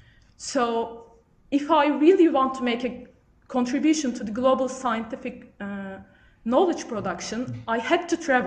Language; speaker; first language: English; non-native, fluent; Turkish